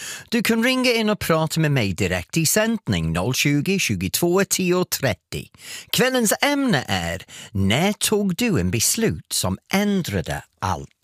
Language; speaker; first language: Swedish; non-native, fluent; English